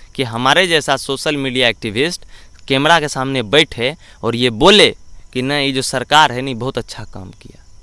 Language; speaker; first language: Hindi; native; Hindi